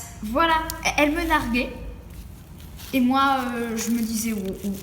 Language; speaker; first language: French; native; French